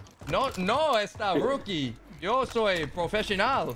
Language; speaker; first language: Spanish; non-native, learner; English